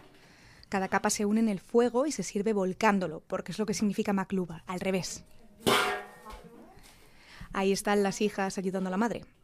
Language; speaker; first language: Spanish; native; Spanish